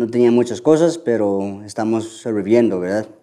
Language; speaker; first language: Spanish; early bilingual, heritage; Spanish